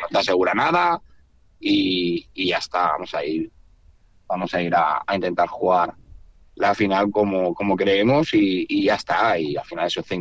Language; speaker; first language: Spanish; native; Spanish